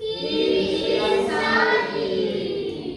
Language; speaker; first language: English; non-native, learner; Indonesian